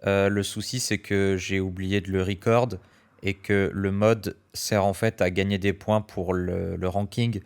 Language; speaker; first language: French; native; French